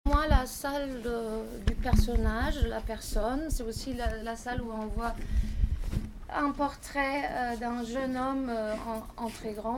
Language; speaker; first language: French; non-native, fluent; German